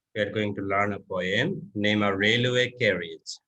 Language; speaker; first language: English; non-native, local second language; Bangla